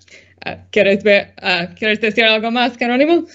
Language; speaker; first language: Spanish; non-native, fluent; English